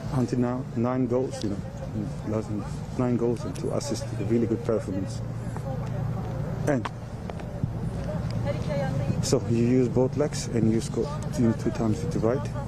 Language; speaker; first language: English; non-native, fluent; Turkish